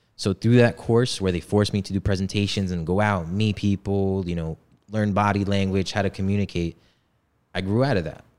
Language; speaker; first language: English; early bilingual, other home language; Polish